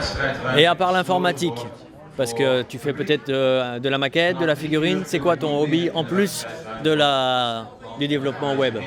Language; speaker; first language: French; native; French